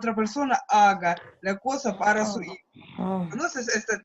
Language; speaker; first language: Spanish; non-native, learner; Russian